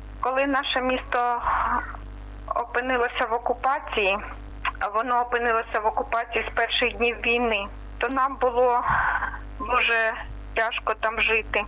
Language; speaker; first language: Ukrainian; non-native, local second language; Russian